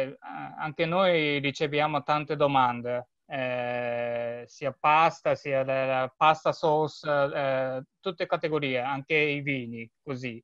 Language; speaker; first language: Italian; non-native, learner; Japanese